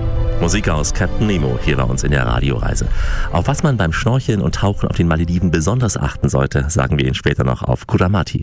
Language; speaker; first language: German; native; German